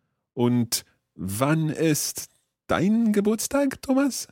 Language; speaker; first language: German; non-native, learner; English